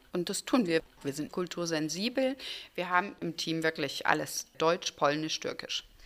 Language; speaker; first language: German; early bilingual, other home language; Turkish